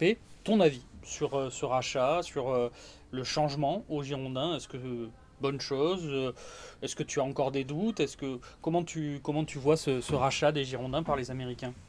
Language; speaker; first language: French; native; French